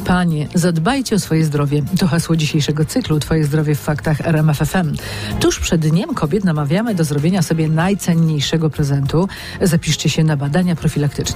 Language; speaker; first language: Polish; native; Polish